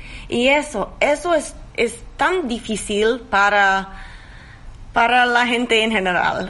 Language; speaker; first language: Spanish; non-native, learner; English